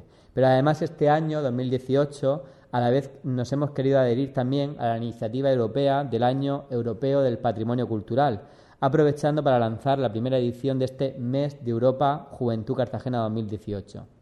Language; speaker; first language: Spanish; native; Spanish